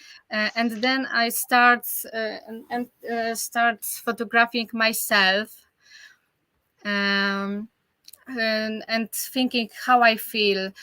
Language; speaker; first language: English; non-native, learner; Polish